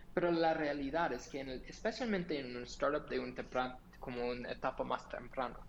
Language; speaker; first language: Spanish; non-native, fluent; English